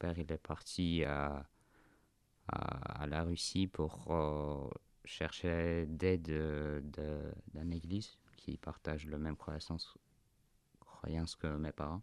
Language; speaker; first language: French; non-native, fluent; Armenian